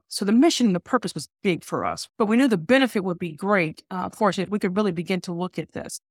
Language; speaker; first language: English; native; English